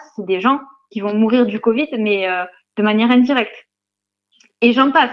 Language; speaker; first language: French; native; French